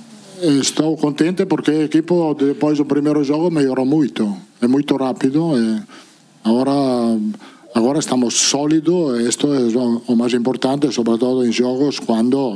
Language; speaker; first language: Portuguese; non-native, learner; Italian